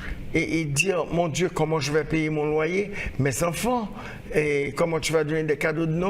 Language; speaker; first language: French; non-native, local second language; Haitian Creole